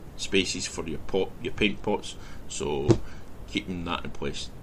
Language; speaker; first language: English; native; English